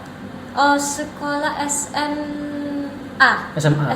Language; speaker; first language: Indonesian; non-native, learner; Filipino